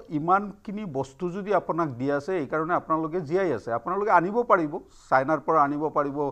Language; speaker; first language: Assamese; non-native, local second language; Bangla